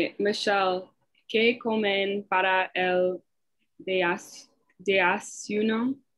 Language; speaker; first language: Spanish; non-native, learner; English